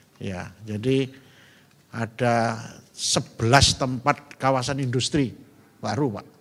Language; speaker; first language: Indonesian; native; Indonesian